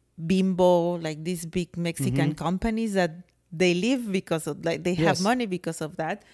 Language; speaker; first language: English; non-native, fluent; Spanish